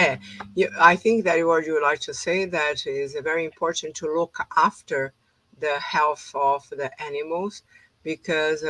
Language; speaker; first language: English; non-native, fluent; Portuguese